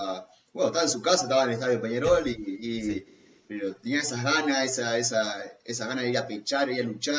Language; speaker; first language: Spanish; native; Spanish